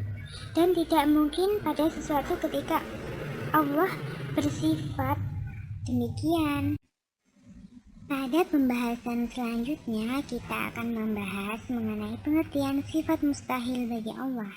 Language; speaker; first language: Indonesian; native; Indonesian